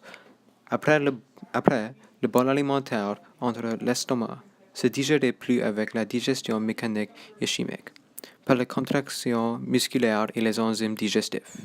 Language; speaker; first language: French; non-native, local second language; English